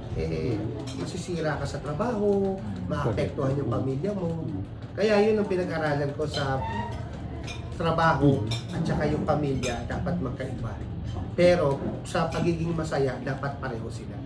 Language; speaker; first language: Filipino; native; Filipino